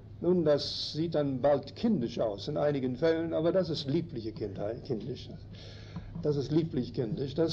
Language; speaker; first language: German; early bilingual, heritage; German